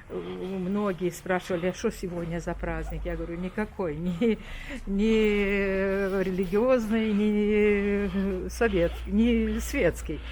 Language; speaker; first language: Russian; non-native, local second language; Romanian